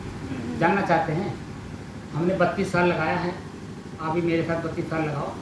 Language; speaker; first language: Hindi; native; Hindi